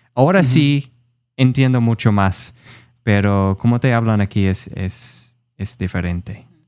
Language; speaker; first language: Spanish; non-native, fluent; English